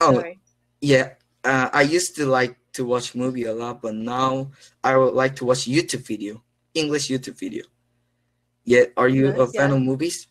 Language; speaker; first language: English; non-native, learner; Korean